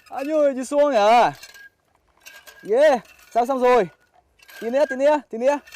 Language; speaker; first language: Vietnamese; non-native, fluent; Russian